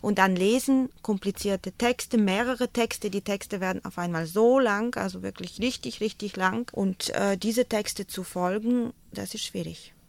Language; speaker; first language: German; non-native, fluent; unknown